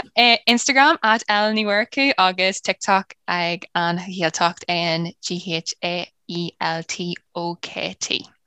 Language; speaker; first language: Irish; non-native, local second language; English